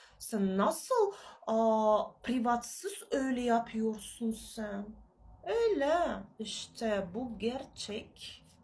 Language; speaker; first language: Turkish; non-native, learner; Russian